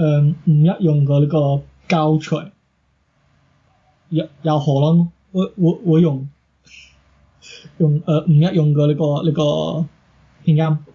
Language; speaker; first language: Cantonese; non-native, learner; English